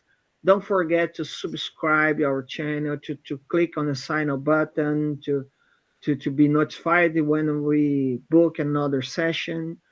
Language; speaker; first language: English; non-native, fluent; Portuguese